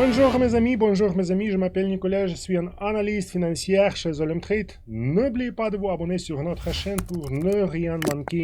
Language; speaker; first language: French; non-native, fluent; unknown